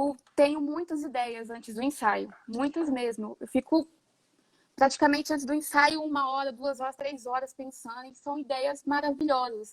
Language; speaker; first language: Portuguese; native; Portuguese